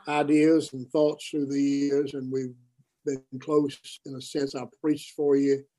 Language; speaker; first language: English; native; English